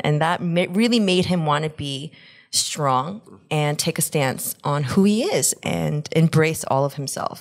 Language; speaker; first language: English; early bilingual, other home language; Korean